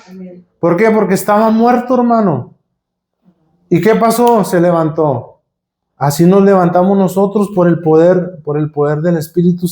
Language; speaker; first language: Spanish; native; Spanish